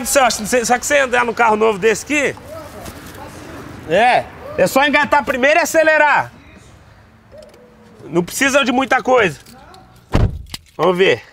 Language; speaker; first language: Portuguese; native; Portuguese